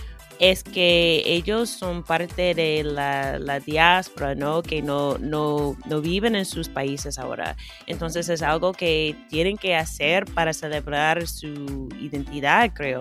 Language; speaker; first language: Spanish; non-native, fluent; English